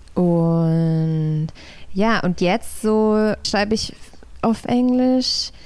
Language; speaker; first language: German; early bilingual, other home language; Polish